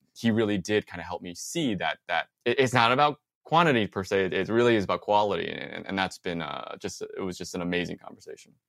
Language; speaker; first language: English; native; English